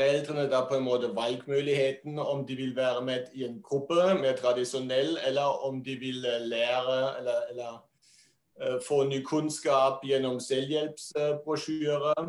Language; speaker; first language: Norwegian; non-native, fluent; German